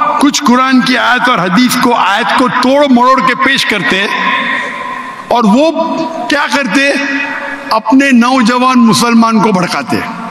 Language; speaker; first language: Hindi; non-native, local second language; Konkani